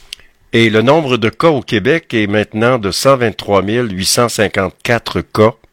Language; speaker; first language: French; native; French